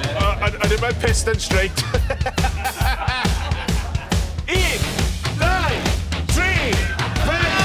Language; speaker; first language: Welsh; non-native, learner; English